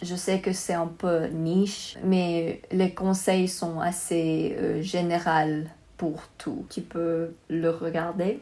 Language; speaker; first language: French; non-native, learner; Chinese